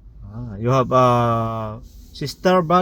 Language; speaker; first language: English; non-native, learner; Nepali